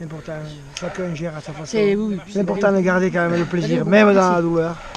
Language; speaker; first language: French; native; French